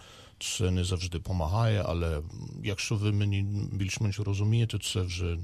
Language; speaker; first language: Ukrainian; non-native, learner; German